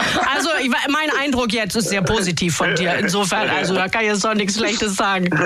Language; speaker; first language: German; native; German